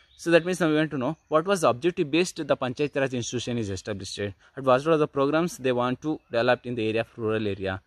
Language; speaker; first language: English; non-native, local second language; Kannada